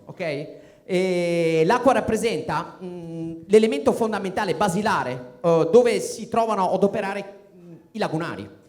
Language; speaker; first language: Italian; native; Italian